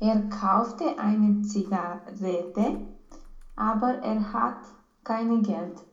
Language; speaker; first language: German; non-native, learner; Romanian